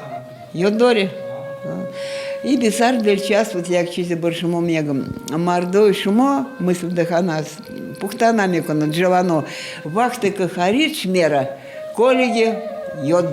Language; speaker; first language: Persian; non-native, fluent; Russian